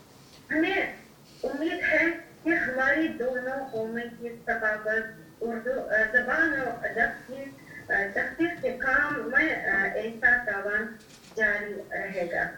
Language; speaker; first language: Hindi; non-native, fluent; Uzbek